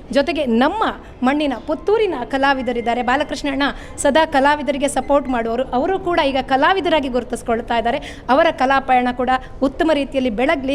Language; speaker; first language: Kannada; non-native, local second language; Tulu